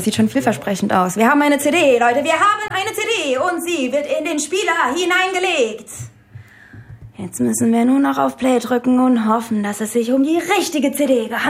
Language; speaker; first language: German; early bilingual, other home language; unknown